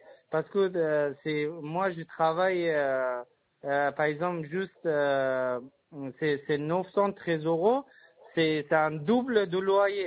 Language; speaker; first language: French; non-native, learner; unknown